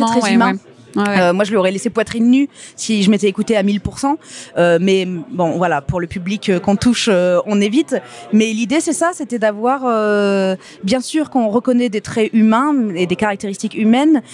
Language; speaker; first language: French; native; French